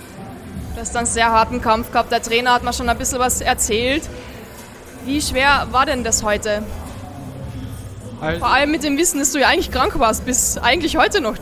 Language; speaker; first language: German; native; German